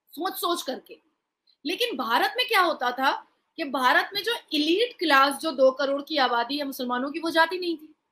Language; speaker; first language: Hindi; native; Hindi